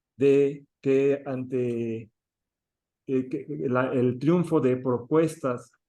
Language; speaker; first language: Spanish; native; Spanish